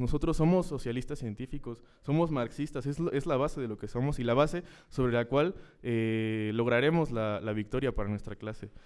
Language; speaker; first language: Spanish; native; Spanish